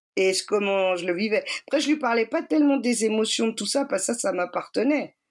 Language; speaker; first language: French; native; French